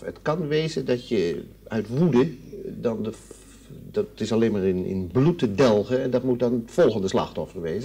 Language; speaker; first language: Dutch; native; Dutch